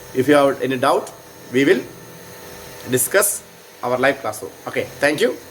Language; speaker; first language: English; non-native, local second language; Malayalam